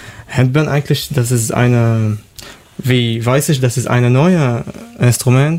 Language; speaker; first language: German; non-native, learner; Arabic